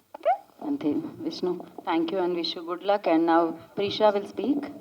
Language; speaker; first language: Telugu; native; Telugu